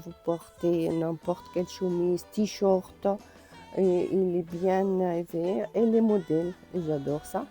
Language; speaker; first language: French; non-native, learner; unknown